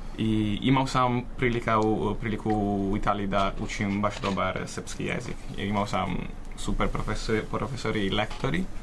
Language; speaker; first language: Serbian; non-native, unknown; Italian